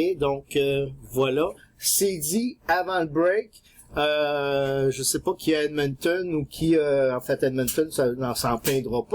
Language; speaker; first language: French; native; French